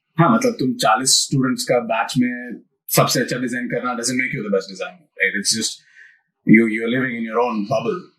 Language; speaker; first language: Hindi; non-native, local second language; Malayalam